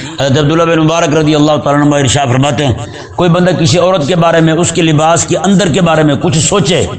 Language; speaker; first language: Urdu; non-native, local second language; Punjabi